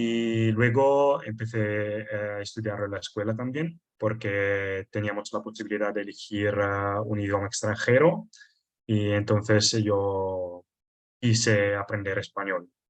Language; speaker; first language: Spanish; non-native, fluent; Italian